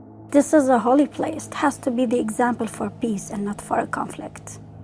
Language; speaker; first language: English; non-native, fluent; Arabic